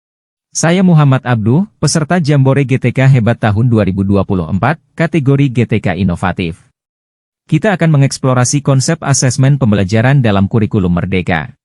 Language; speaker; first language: Indonesian; native; Indonesian